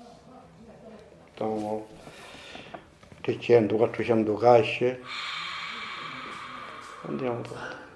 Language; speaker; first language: Italian; non-native, learner; Maltese